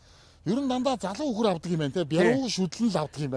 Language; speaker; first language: Mongolian; native; Mongolian